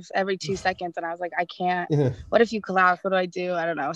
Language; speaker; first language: English; native; English